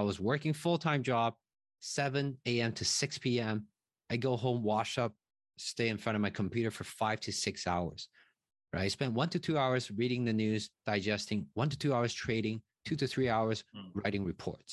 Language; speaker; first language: English; non-native, fluent; Chinese